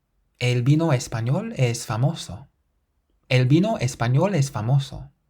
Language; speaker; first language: Spanish; non-native, fluent; English